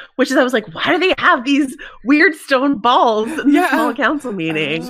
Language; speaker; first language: English; native; English